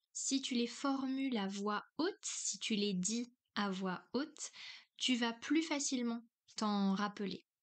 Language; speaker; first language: French; native; French